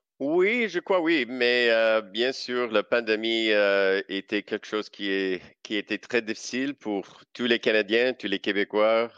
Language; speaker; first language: French; non-native, local second language; English